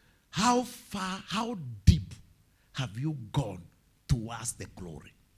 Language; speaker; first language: English; non-native, local second language; Kikuyu